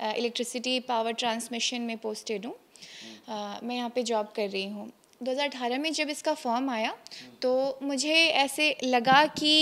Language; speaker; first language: Hindi; native; Hindi